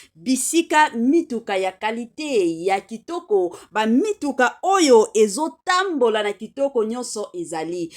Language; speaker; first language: Lingala; non-native, local second language; Swahili